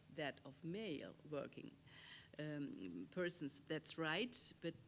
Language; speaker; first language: English; non-native, fluent; German